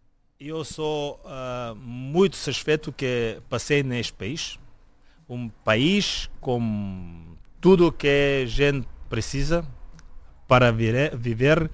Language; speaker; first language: Portuguese; non-native, fluent; Bulgarian